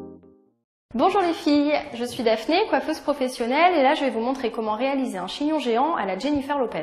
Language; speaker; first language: French; native; French